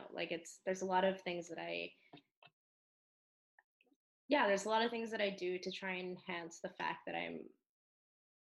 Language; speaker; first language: English; native; English